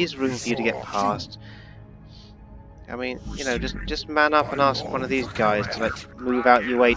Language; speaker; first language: English; native; English